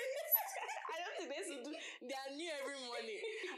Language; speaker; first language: English; non-native, local second language; Igbo